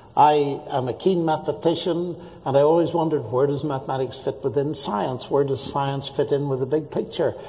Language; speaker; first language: English; native; English